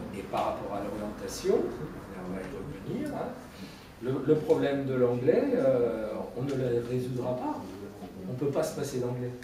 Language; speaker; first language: French; native; French